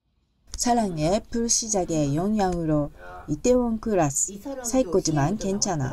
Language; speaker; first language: Korean; non-native, fluent; Japanese